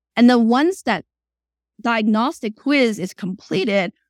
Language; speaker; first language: English; early bilingual, other home language; Chinese